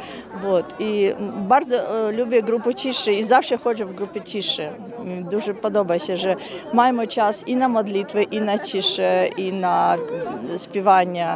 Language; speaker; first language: Polish; non-native, learner; Russian